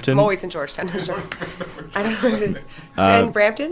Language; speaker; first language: English; native; English